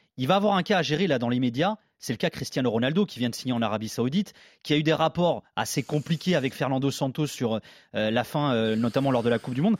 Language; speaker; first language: French; native; French